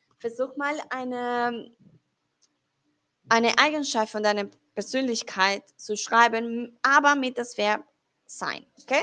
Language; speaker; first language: German; non-native, fluent; Spanish